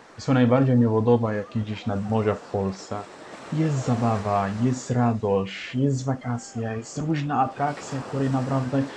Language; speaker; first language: Polish; non-native, learner; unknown